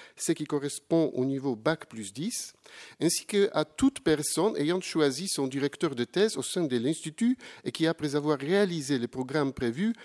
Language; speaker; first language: French; non-native, fluent; Polish